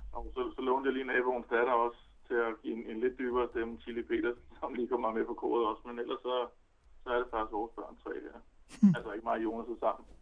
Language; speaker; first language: Danish; native; Danish